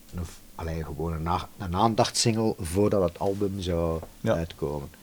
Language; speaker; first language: Dutch; native; Dutch